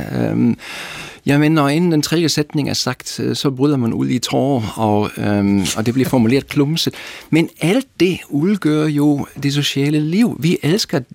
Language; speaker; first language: Danish; non-native, fluent; German